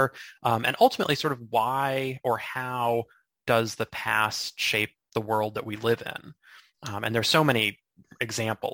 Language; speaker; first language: English; native; English